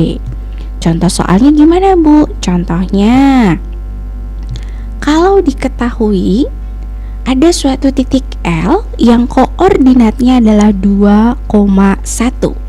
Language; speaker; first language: Indonesian; native; Indonesian